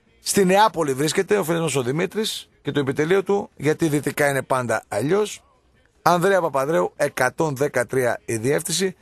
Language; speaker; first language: Greek; native; Greek